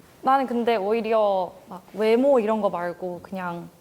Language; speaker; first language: Korean; early bilingual, heritage; Korean